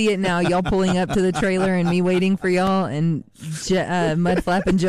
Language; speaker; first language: English; native; English